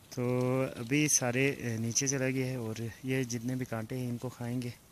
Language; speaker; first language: Urdu; non-native, local second language; Balti